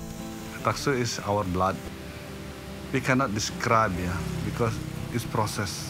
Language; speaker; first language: English; non-native, learner; Indonesian